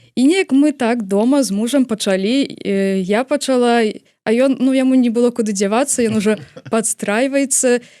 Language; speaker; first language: Belarusian; native; Belarusian